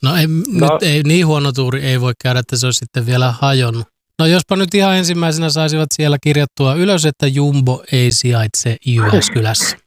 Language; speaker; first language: Finnish; native; Finnish